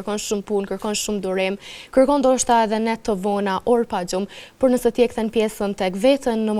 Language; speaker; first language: Albanian; native; Albanian